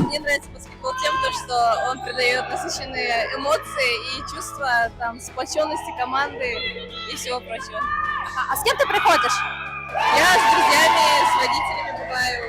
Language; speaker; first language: Russian; native; Russian